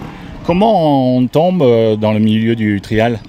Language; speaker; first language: French; native; French